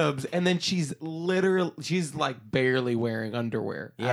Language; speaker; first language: English; native; English